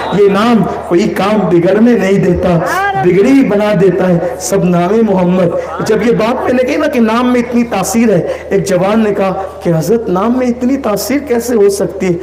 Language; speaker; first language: Urdu; native; Urdu